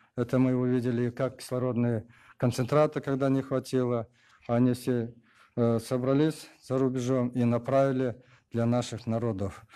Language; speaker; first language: Russian; non-native, local second language; Kyrgyz